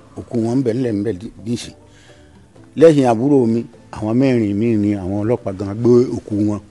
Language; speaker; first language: Yoruba; non-native, local second language; Fula